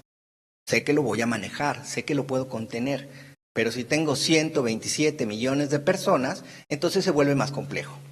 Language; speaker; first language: Spanish; native; Spanish